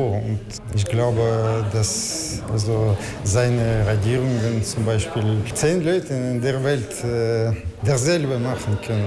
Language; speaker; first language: German; non-native, learner; Russian